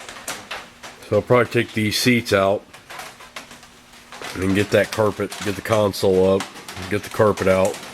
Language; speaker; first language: English; native; English